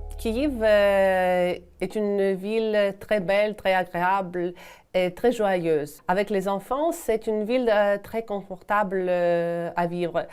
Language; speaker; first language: French; non-native, fluent; Ukrainian